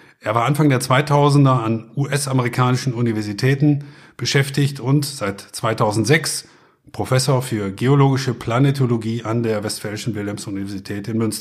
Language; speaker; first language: German; native; German